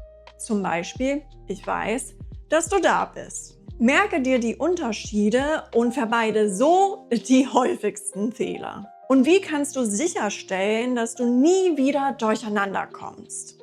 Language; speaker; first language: German; non-native, fluent; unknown